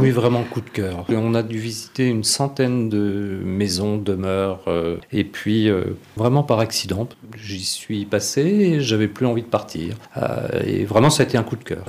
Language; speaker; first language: French; native; French